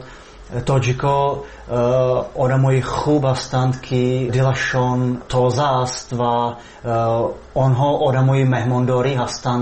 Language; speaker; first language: Persian; non-native, fluent; Czech